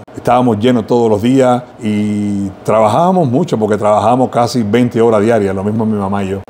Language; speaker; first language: Spanish; native; Spanish